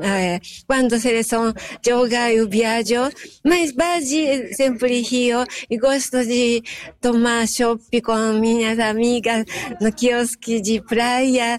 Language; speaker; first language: Portuguese; non-native, fluent; Japanese